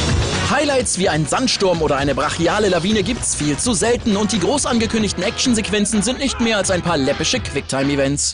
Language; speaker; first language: German; native; German